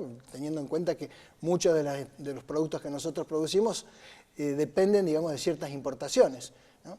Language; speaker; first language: Spanish; native; Spanish